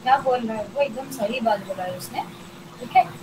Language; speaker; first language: Hindi; non-native, local second language; Bangla